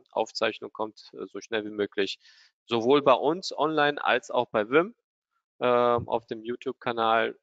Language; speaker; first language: German; native; German